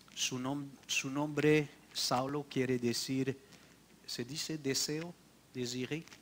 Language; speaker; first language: Spanish; non-native, learner; French